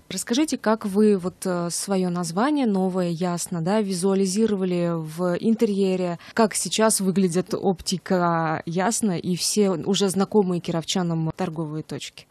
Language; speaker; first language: Russian; native; Russian